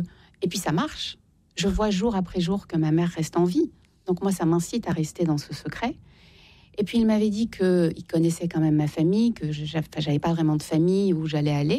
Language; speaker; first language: French; native; French